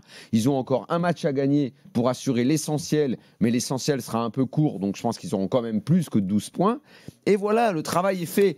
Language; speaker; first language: French; native; French